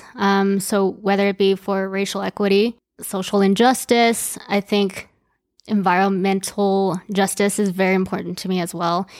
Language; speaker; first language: English; early bilingual, other home language; Chinese